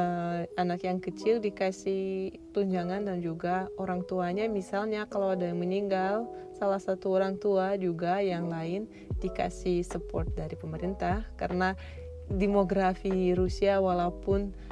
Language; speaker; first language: Indonesian; non-native, fluent; Russian